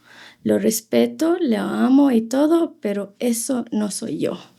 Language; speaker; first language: Spanish; non-native, fluent; Arabic